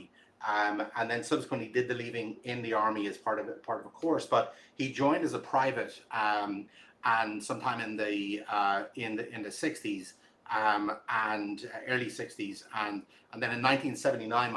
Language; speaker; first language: English; native; English